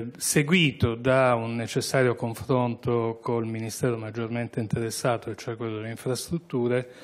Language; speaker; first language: Italian; native; Italian